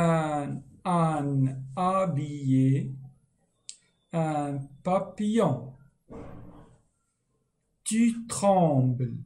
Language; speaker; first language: French; non-native, fluent; Arabic